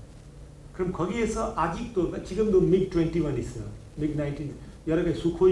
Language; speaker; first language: Korean; non-native, learner; Hindi